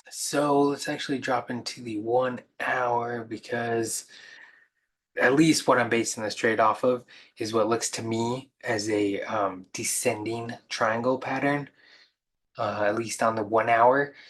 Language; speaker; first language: English; native; English